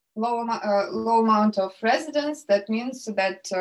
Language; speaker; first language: English; non-native, fluent; Russian